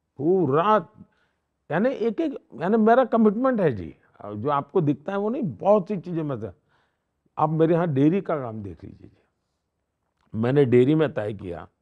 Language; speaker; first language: Hindi; non-native, local second language; Gujarati